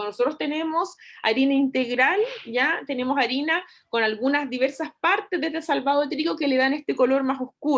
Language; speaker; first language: Spanish; native; Spanish